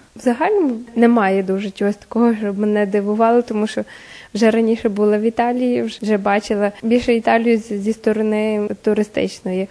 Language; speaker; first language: Ukrainian; native; Ukrainian